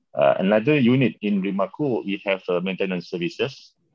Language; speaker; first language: English; non-native, local second language; Malay